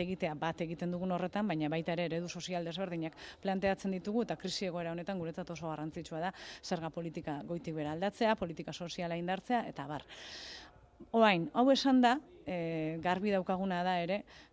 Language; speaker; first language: Basque; native; Basque